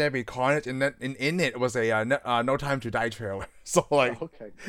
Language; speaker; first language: English; non-native, local second language; Cantonese